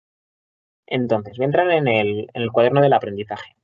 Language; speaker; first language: Spanish; native; Spanish